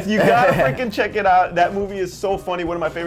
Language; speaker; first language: English; native; English